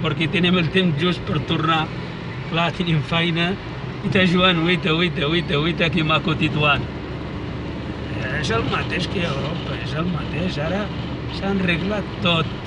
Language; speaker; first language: Catalan; non-native, learner; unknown